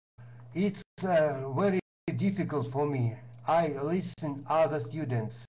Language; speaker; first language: English; non-native, learner; Russian